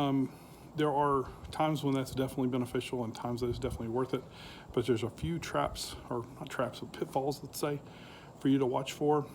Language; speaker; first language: English; native; English